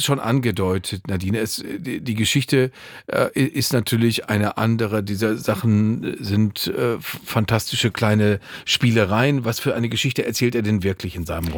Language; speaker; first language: German; native; German